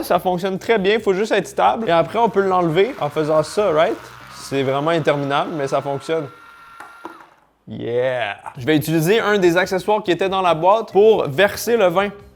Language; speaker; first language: French; native; French